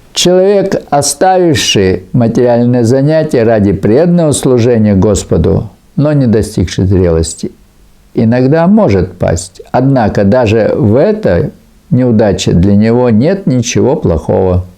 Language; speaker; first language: Russian; native; Russian